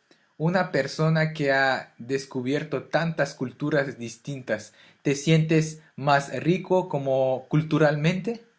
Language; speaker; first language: Spanish; non-native, fluent; French